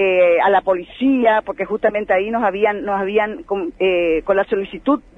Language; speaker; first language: Spanish; native; Spanish